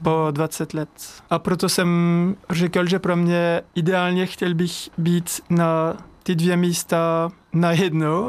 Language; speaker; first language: Czech; non-native, learner; French